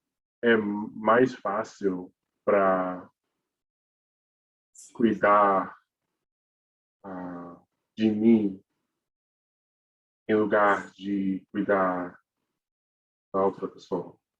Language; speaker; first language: Portuguese; non-native, learner; English